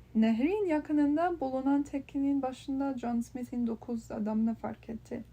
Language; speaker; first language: Turkish; non-native, learner; English